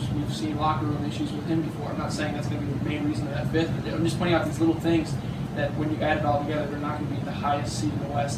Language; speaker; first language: English; native; English